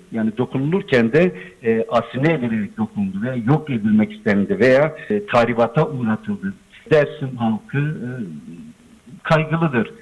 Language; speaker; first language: Turkish; non-native, local second language; Zaza